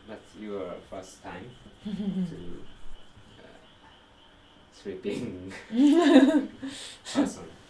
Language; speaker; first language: English; non-native, learner; Japanese